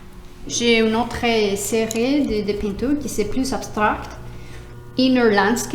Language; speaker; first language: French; non-native, learner; Spanish